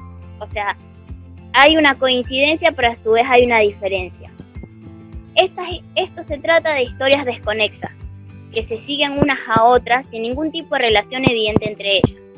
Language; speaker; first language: Spanish; native; Spanish